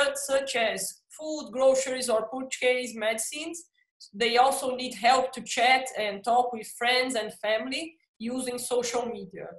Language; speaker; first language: English; non-native, fluent; Portuguese